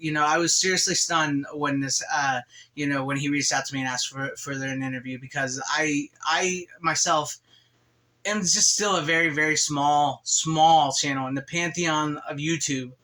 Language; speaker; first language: English; native; English